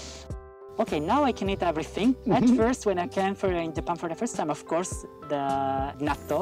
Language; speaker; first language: English; non-native, fluent; Italian